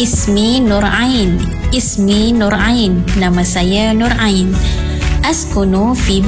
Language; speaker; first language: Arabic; non-native, fluent; Malay